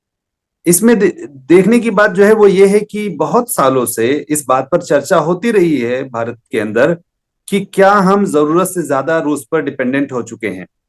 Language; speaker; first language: Hindi; native; Hindi